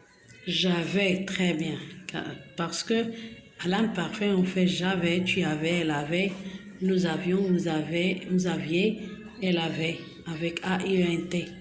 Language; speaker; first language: French; non-native, local second language; Arabic